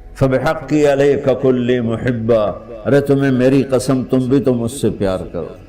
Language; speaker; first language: Urdu; non-native, local second language; Punjabi